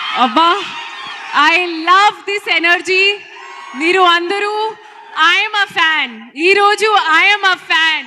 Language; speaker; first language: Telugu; non-native, learner; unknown